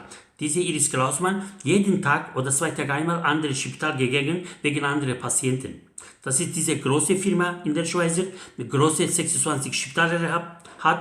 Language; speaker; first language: German; non-native, learner; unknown